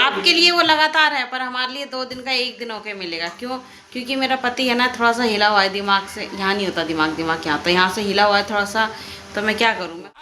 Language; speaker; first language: Hindi; native; Hindi